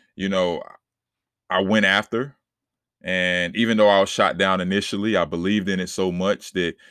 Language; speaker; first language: English; native; English